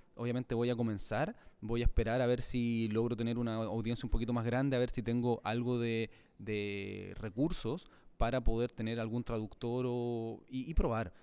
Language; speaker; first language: Spanish; native; Spanish